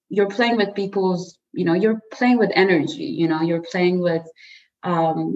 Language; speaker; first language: English; early bilingual, other home language; Persian